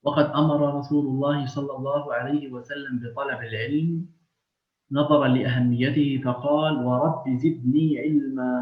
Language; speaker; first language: Arabic; native; Arabic